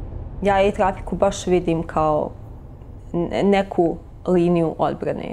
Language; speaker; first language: Bosnian; native; Bosnian